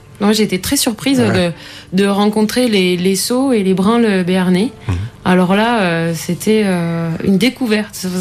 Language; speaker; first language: French; native; French